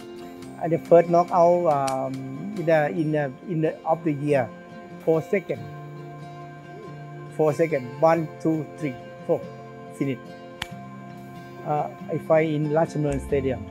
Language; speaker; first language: English; non-native, learner; Thai